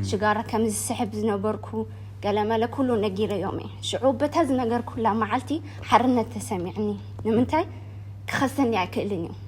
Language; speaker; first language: Tigrinya; early bilingual, heritage; Tigrinya